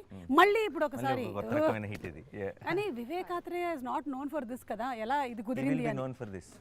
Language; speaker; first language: Telugu; native; Telugu